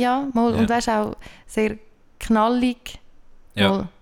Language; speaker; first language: German; native; German